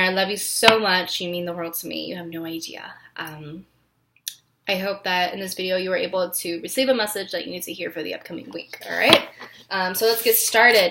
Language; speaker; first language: English; native; English